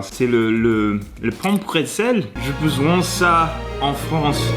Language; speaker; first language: French; non-native, learner; English